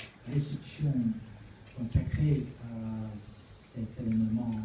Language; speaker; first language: French; non-native, fluent; Russian